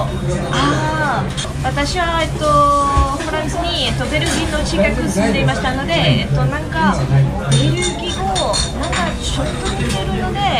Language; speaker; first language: Japanese; non-native, learner; French